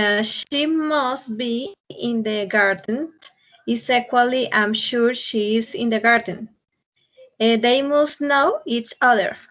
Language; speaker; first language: English; non-native, fluent; Spanish